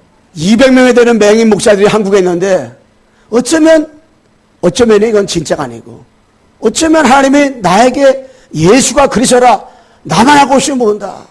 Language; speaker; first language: Korean; native; Korean